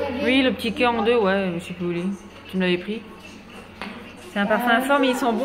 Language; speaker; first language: French; native; French